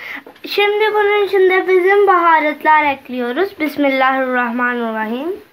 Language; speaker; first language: Turkish; non-native, learner; Urdu